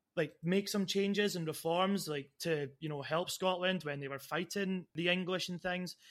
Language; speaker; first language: English; native; English